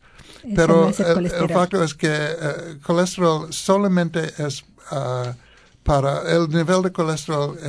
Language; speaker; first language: Spanish; non-native, learner; English